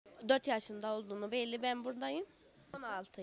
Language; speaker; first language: Turkish; early bilingual, other home language; Arabic